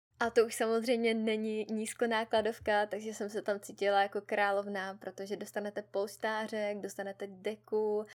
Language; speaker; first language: Czech; native; Czech